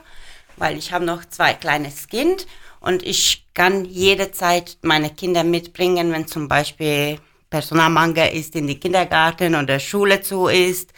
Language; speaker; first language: German; non-native, learner; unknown